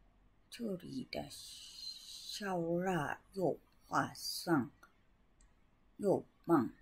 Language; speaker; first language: Cantonese; non-native, learner; Japanese